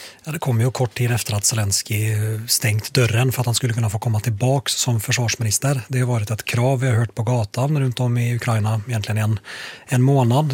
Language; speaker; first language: Swedish; native; Swedish